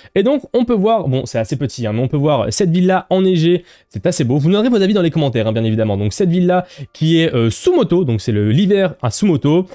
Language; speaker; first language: French; native; French